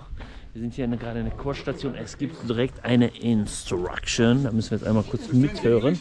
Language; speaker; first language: German; native; German